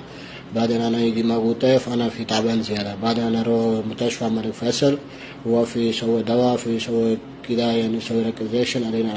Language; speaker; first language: Arabic; non-native, learner; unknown